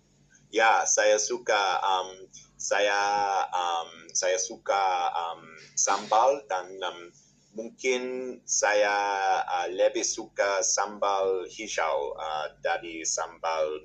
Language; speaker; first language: Indonesian; non-native, learner; English